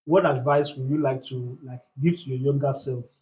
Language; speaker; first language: English; non-native, local second language; Yoruba